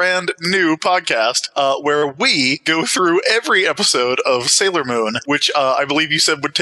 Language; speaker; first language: English; native; English